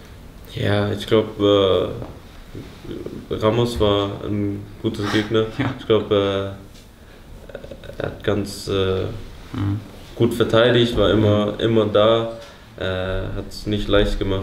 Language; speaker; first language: German; early bilingual, heritage; English